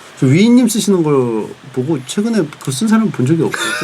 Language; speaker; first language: Korean; native; Korean